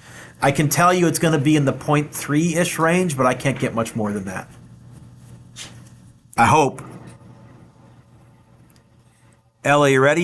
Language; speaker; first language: English; native; English